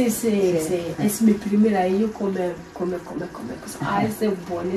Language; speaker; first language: Spanish; non-native, learner; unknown